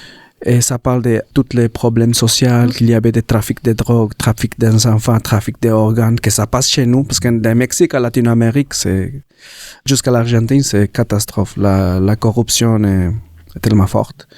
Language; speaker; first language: French; non-native, learner; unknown